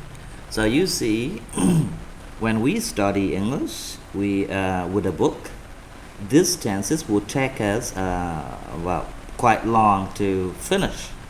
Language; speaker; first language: English; non-native, fluent; Vietnamese